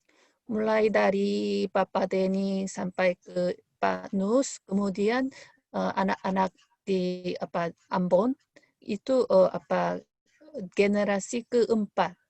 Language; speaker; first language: Indonesian; non-native, fluent; Korean